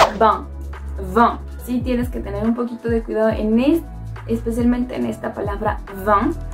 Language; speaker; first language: Spanish; native; Spanish